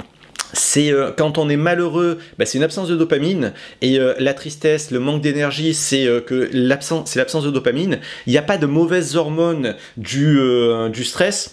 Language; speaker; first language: French; native; French